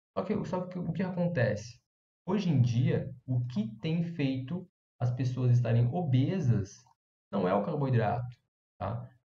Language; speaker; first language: Portuguese; native; Portuguese